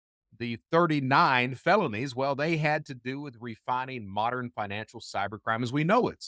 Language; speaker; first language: English; native; English